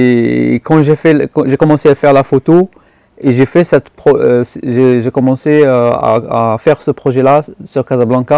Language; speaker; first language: French; non-native, local second language; Arabic